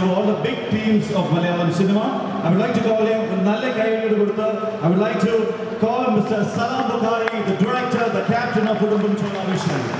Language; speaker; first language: English; non-native, local second language; Malayalam